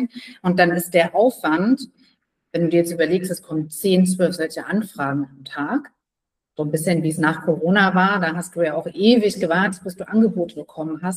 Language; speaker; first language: German; native; German